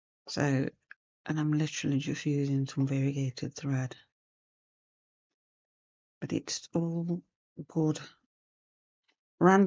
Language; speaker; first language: English; native; English